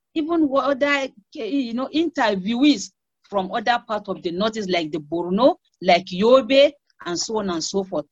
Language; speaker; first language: English; non-native, local second language; Hausa